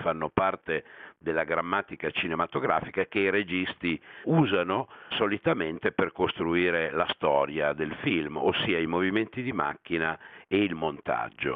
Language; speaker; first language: Italian; native; Italian